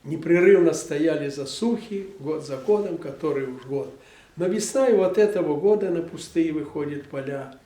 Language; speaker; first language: Russian; non-native, local second language; Ukrainian